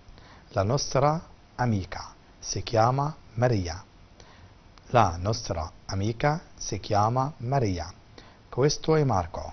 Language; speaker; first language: Italian; non-native, fluent; Arabic